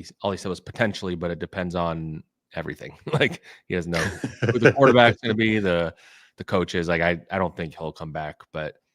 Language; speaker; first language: English; native; English